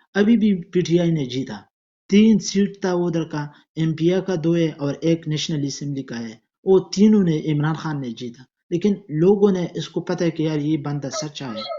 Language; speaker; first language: Urdu; non-native, local second language; Pashto